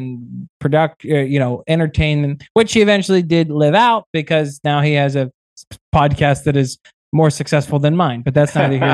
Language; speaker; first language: English; native; English